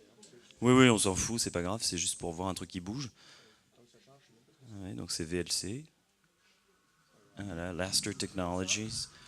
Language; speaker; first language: French; native; French